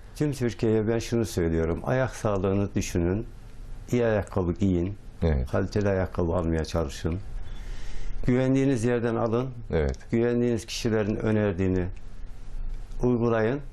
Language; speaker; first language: Turkish; native; Turkish